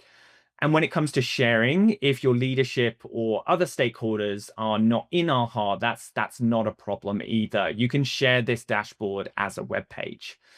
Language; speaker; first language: English; native; English